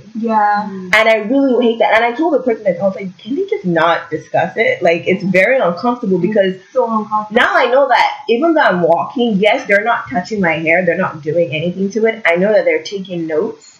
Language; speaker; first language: English; non-native, local second language; Yoruba